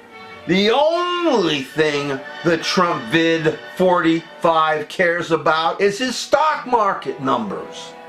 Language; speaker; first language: English; native; English